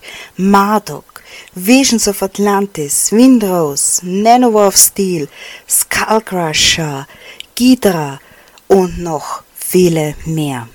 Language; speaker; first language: German; native; German